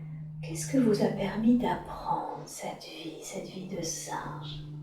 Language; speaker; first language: French; native; French